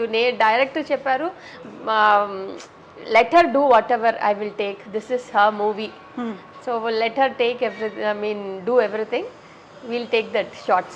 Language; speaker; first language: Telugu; non-native, learner; Malayalam